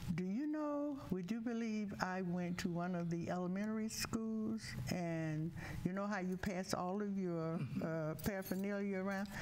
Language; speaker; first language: English; native; English